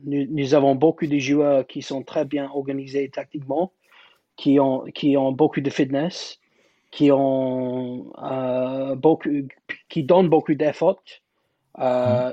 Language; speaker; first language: French; non-native, learner; English